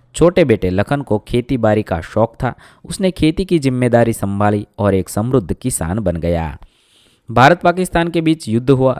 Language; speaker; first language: Hindi; non-native, local second language; Gujarati